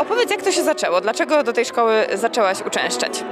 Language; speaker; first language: Polish; native; Polish